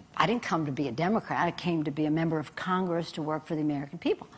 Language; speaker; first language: English; native; English